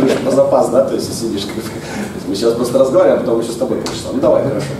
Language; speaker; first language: Russian; native; Russian